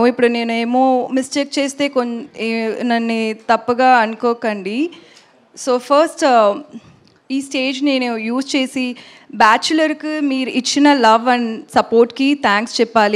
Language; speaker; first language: Telugu; non-native, learner; Tamil